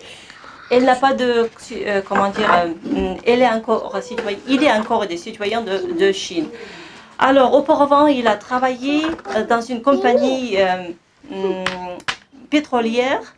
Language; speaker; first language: French; non-native, fluent; Kazakh